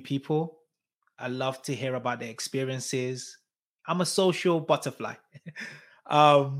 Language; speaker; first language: English; native; English